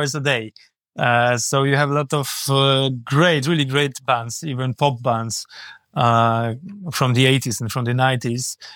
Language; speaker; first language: English; non-native, learner; Polish